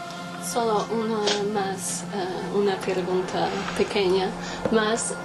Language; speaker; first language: Spanish; non-native, learner; Portuguese